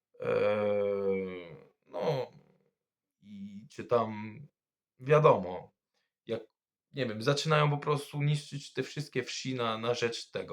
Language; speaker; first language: Polish; non-native, fluent; French